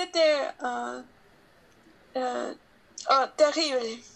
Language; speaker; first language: French; non-native, learner; Spanish